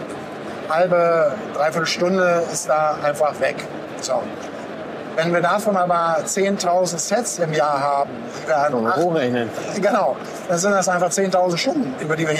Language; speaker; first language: German; native; German